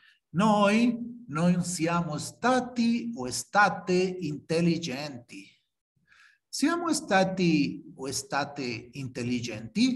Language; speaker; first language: Italian; non-native, fluent; Spanish